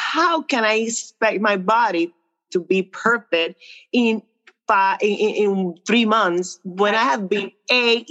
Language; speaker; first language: English; non-native, fluent; Spanish